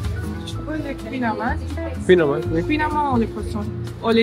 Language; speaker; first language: French; non-native, learner; English